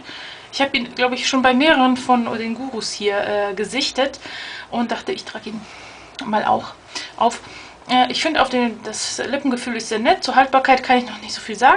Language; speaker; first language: German; native; German